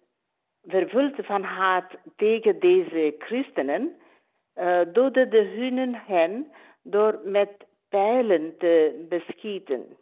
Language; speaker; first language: Dutch; non-native, learner; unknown